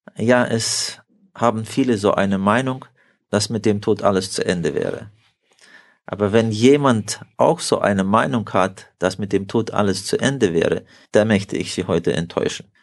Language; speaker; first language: German; early bilingual, heritage; German